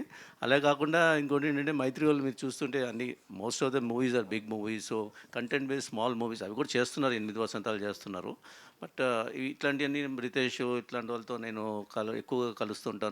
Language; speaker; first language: Telugu; native; Telugu